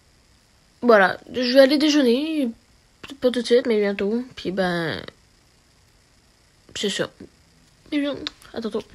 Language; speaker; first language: French; native; French